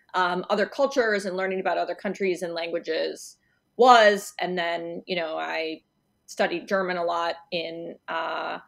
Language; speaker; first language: English; native; English